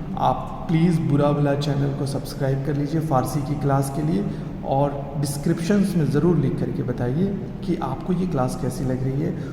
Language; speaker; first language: Hindi; native; Hindi